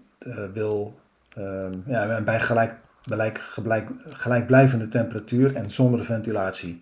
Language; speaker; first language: Dutch; native; Dutch